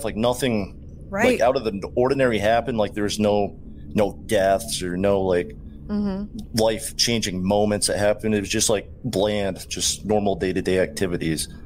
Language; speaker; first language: English; native; English